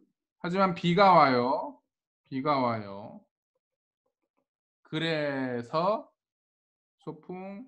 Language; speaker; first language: Korean; non-native, fluent; Spanish